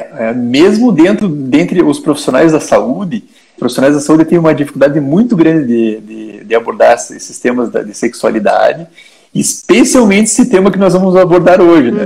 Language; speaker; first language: Portuguese; native; Portuguese